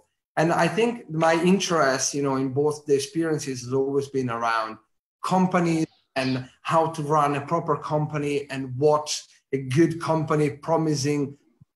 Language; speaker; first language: English; non-native, fluent; Italian